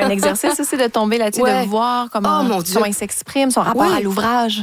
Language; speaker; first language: French; native; French